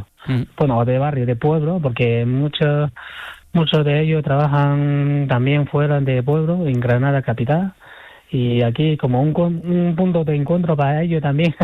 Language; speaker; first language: Spanish; non-native, fluent; Chinese